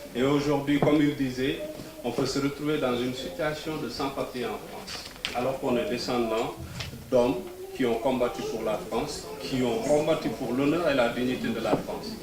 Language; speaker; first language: French; non-native, local second language; Wolof